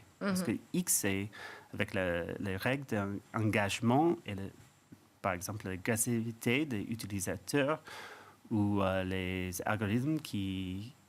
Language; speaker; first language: French; non-native, fluent; English